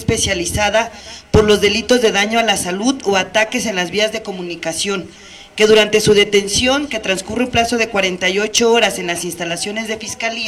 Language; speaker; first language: Spanish; native; Spanish